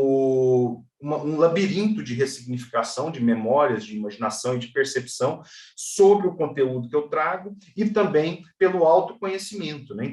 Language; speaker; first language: Portuguese; native; Portuguese